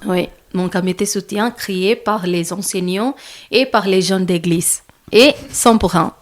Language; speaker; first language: French; non-native, learner; Malayalam